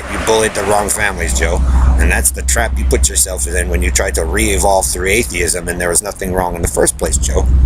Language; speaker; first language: English; native; English